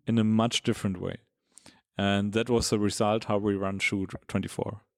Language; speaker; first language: English; non-native, fluent; German